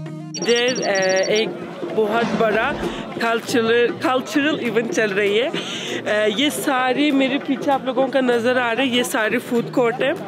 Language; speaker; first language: Hindi; non-native, fluent; Turkish